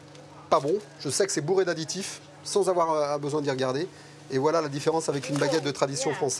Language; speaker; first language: French; native; French